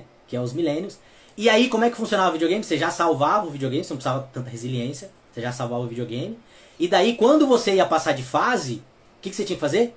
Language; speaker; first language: Portuguese; native; Portuguese